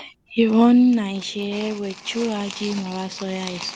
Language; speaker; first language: Korean; non-native, learner; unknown